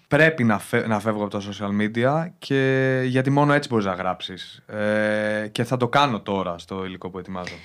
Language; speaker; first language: Greek; native; Greek